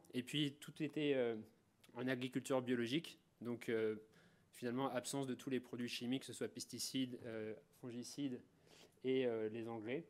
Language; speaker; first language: French; native; French